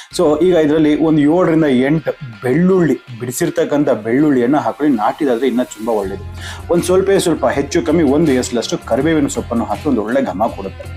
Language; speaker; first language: Kannada; non-native, local second language; Marathi